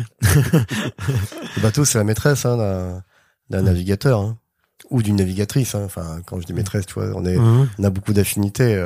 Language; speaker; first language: French; native; French